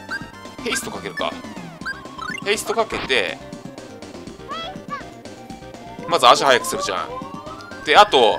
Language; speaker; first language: Japanese; native; Japanese